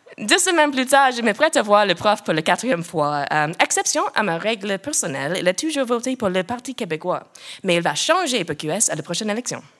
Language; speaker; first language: French; non-native, local second language; English